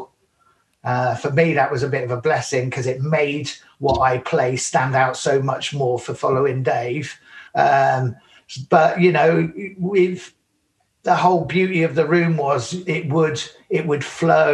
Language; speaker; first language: English; native; English